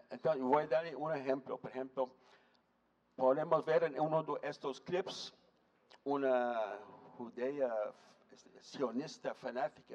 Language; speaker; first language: Spanish; non-native, fluent; English